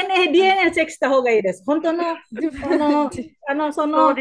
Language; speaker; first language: Japanese; non-native, learner; Indonesian